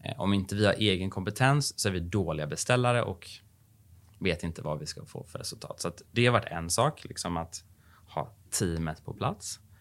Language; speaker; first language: Swedish; native; Swedish